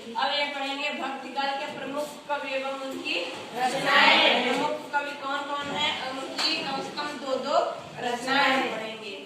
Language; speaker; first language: Hindi; native; Hindi